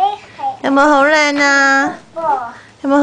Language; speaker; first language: Cantonese; native; Cantonese